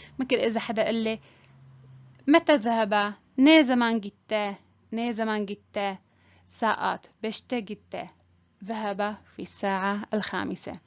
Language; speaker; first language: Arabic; native; Arabic